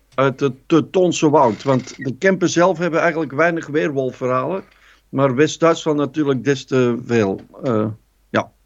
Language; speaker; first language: Dutch; native; Dutch